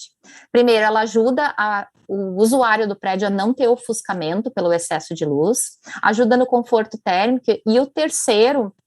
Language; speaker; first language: Portuguese; native; Portuguese